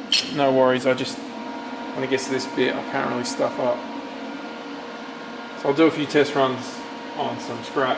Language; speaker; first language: English; native; English